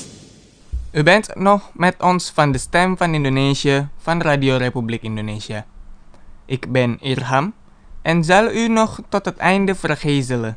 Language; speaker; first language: Dutch; non-native, fluent; Indonesian